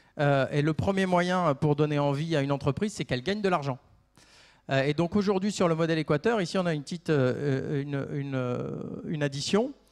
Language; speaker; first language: French; native; French